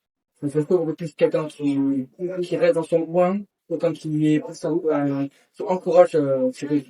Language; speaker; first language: French; native; French